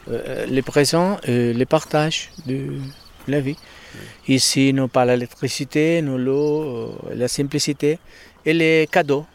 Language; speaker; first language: French; non-native, learner; Spanish